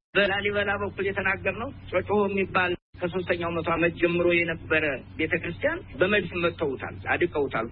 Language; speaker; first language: Amharic; native; Amharic